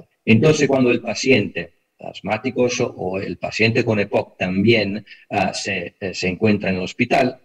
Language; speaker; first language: Spanish; non-native, fluent; Italian